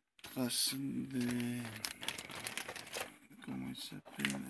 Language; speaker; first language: French; non-native, learner; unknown